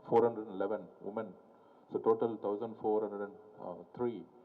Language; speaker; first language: English; non-native, local second language; Tamil